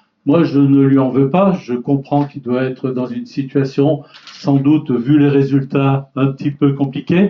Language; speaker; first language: French; native; French